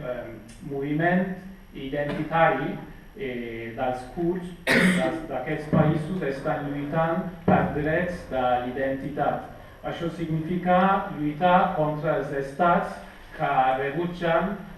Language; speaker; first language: Catalan; non-native, fluent; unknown